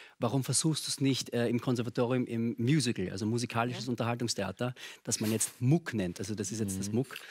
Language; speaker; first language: German; early bilingual, other home language; Filipino